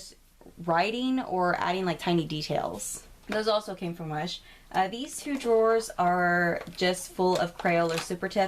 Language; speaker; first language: English; native; English